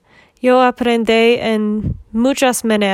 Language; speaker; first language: Spanish; non-native, learner; English